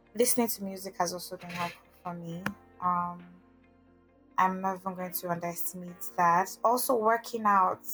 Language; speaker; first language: English; non-native, local second language; Igbo